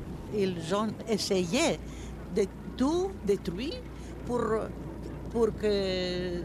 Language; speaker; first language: French; non-native, fluent; Greek